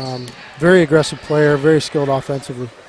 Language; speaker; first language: English; native; English